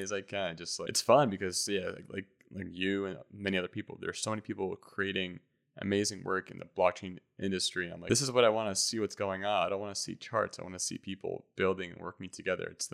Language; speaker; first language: English; native; English